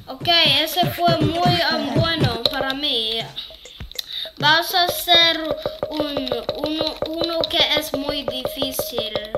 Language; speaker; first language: Spanish; early bilingual, heritage; English